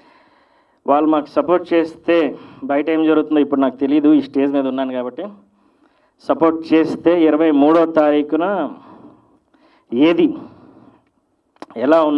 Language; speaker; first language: Telugu; native; Telugu